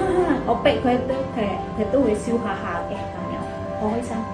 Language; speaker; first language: Cantonese; non-native, fluent; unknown